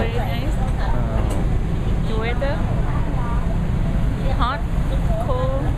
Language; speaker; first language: English; non-native, learner; Thai